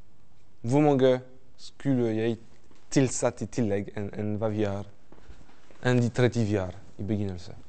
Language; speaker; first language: Norwegian; non-native, fluent; French